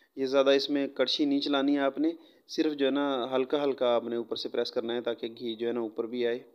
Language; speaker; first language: Urdu; non-native, local second language; Punjabi